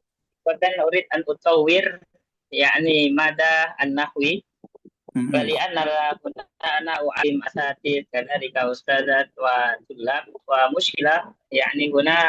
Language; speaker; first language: Arabic; non-native, learner; Indonesian